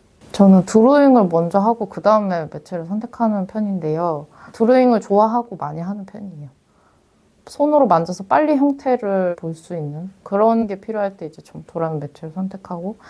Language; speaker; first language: Korean; native; Korean